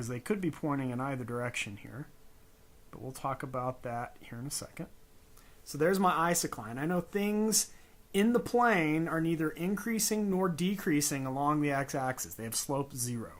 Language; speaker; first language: English; native; English